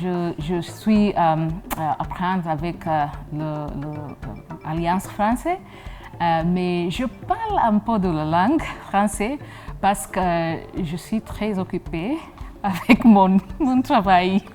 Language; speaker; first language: French; non-native, learner; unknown